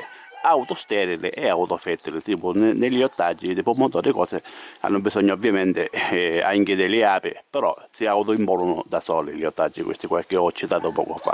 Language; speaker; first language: Italian; native; Italian